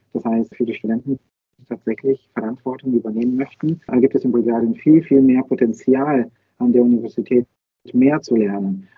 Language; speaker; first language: German; non-native, fluent; Bulgarian